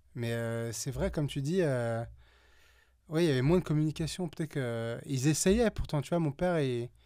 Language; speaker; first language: French; native; French